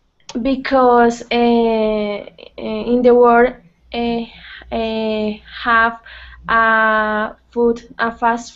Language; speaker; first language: English; non-native, learner; Spanish